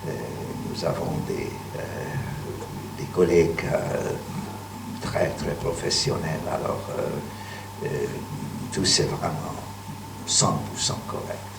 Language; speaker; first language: French; non-native, fluent; Hungarian